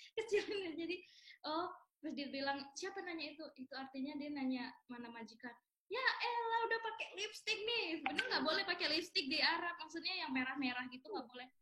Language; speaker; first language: Indonesian; native; Indonesian